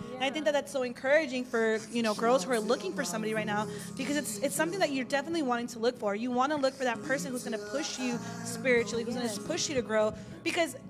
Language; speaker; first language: English; early bilingual, other home language; Spanish